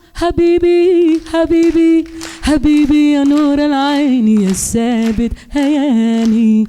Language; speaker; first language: Armenian; native; Armenian